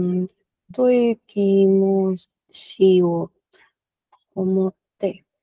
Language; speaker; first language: Japanese; non-native, learner; Spanish